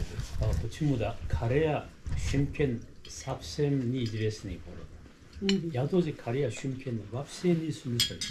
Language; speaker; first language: Russian; non-native, learner; Korean